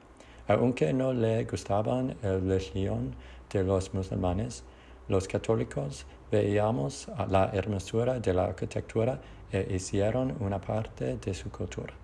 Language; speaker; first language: Spanish; non-native, learner; English